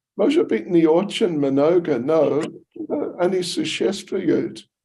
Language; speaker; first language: Russian; non-native, learner; English